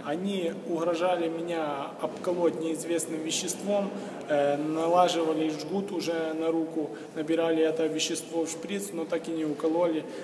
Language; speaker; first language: Russian; non-native, local second language; Ukrainian